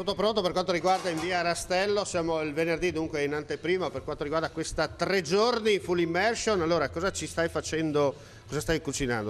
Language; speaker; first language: Italian; native; Italian